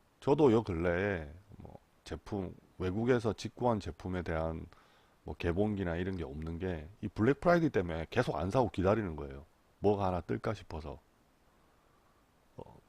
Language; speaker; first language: Korean; native; Korean